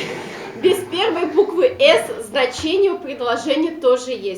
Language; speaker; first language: Russian; non-native, local second language; Udmurt